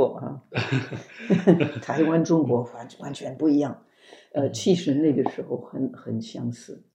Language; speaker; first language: Chinese; non-native, fluent; French